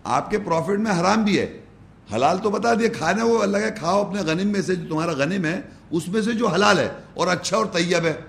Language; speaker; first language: Urdu; native; Urdu